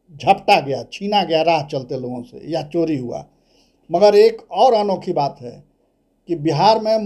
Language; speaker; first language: Hindi; native; Hindi